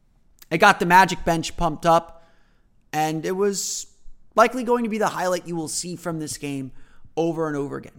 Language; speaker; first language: English; native; English